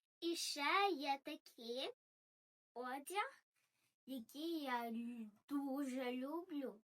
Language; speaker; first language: Ukrainian; early bilingual, heritage; Ukrainian